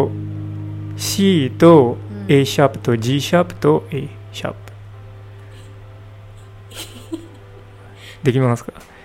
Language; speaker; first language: Japanese; non-native, learner; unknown